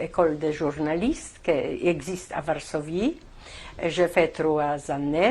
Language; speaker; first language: French; non-native, learner; Polish